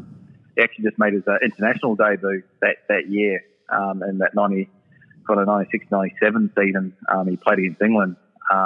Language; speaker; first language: English; native; English